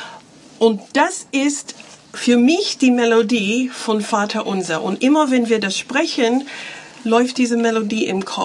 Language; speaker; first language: German; non-native, fluent; English